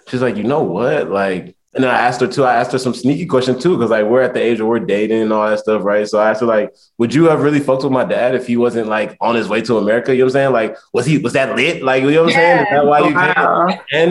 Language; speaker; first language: English; native; English